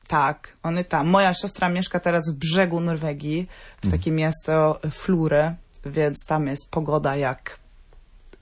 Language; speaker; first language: Polish; non-native, fluent; Norwegian